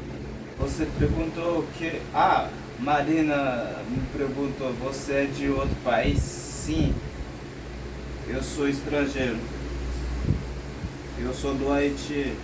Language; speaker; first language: Portuguese; non-native, learner; Haitian Creole